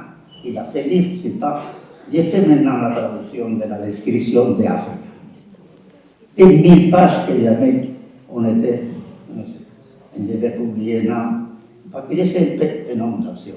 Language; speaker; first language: French; non-native, fluent; Spanish